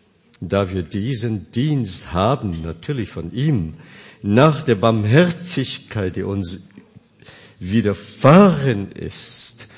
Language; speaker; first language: German; non-native, fluent; Korean